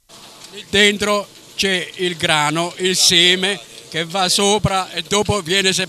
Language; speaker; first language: Italian; native; Italian